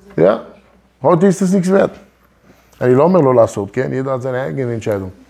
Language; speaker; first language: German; early bilingual, other home language; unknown